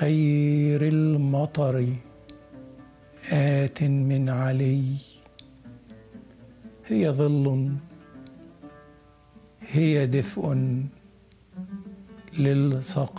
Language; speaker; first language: Arabic; native; Arabic